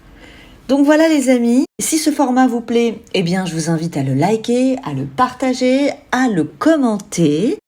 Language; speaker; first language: French; native; French